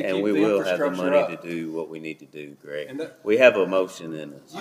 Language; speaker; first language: English; native; English